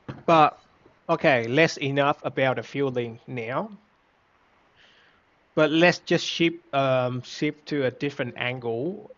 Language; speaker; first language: English; non-native, fluent; Vietnamese